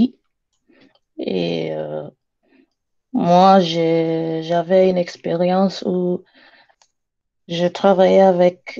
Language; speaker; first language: French; non-native, learner; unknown